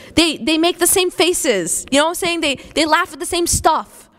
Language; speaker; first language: English; native; English